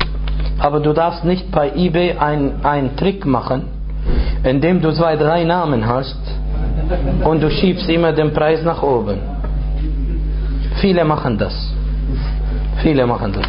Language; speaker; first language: German; non-native, fluent; Arabic